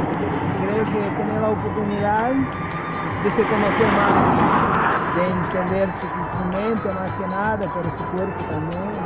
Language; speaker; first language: Spanish; early bilingual, heritage; Spanish